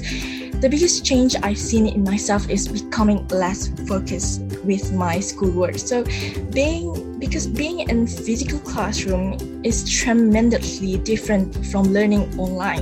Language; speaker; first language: English; non-native, local second language; Malay